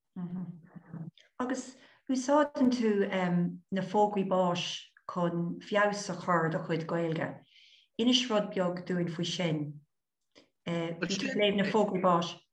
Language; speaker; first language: Irish; non-native, local second language; English